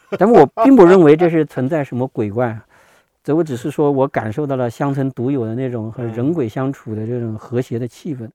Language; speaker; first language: Chinese; native; Chinese